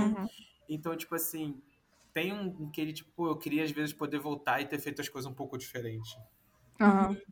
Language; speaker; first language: Portuguese; native; Portuguese